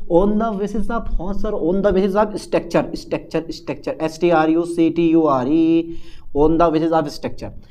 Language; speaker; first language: Hindi; native; Hindi